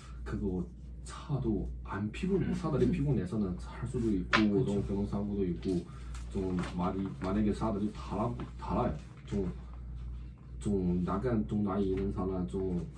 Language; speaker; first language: Korean; non-native, learner; Chinese